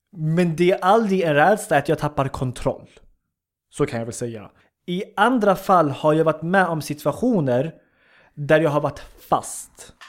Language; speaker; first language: Swedish; early bilingual, other home language; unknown